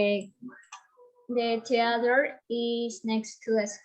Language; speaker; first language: English; non-native, learner; Spanish